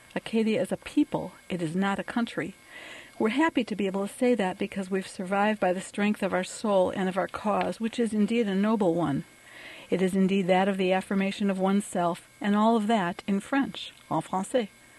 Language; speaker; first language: English; early bilingual, other home language; French